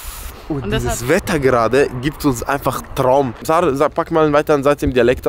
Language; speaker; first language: German; early bilingual, other home language; Persian